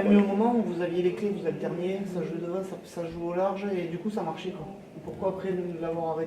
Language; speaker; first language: French; native; French